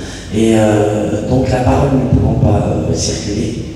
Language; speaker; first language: French; native; French